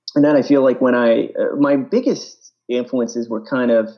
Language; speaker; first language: English; native; English